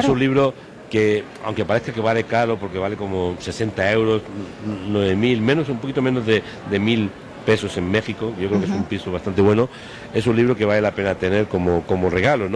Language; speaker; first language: Spanish; native; Spanish